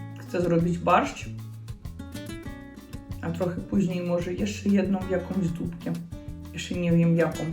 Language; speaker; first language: Polish; non-native, learner; Russian